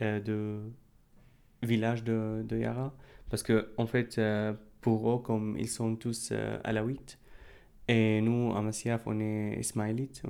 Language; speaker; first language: French; non-native, fluent; Arabic